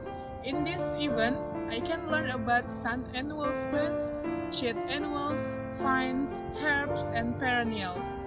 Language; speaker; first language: English; non-native, learner; Indonesian